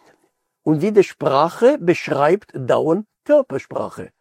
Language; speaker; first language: German; non-native, fluent; Hebrew